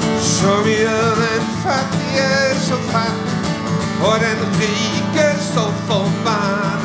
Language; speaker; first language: Swedish; native; Swedish